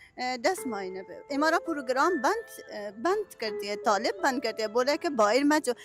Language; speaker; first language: Hindi; non-native, learner; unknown